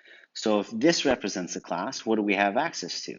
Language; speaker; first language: English; native; English